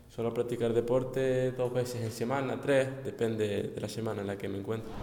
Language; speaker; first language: Spanish; native; Spanish